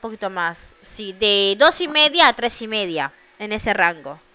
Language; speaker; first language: Spanish; native; Spanish